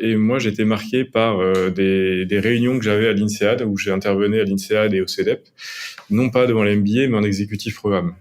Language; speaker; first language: French; native; French